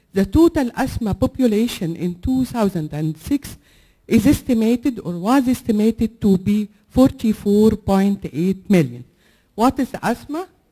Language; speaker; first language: English; non-native, fluent; Arabic